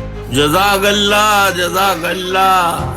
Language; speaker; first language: Urdu; native; Urdu